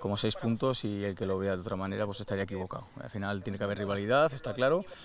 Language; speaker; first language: Spanish; native; Spanish